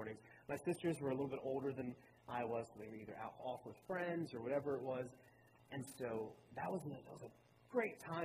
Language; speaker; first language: English; native; English